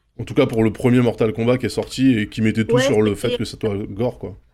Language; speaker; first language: French; native; French